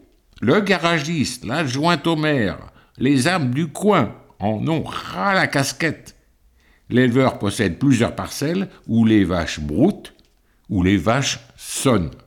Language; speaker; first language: French; native; French